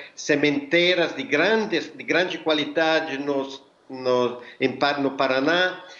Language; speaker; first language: Portuguese; non-native, fluent; Italian